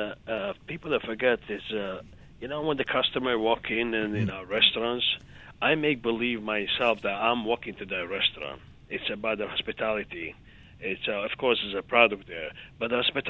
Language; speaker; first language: English; non-native, fluent; Serbian